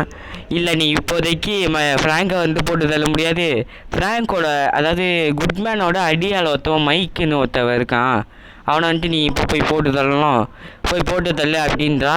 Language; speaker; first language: Tamil; native; Tamil